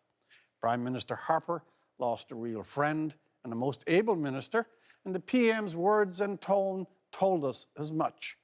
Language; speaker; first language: English; native; English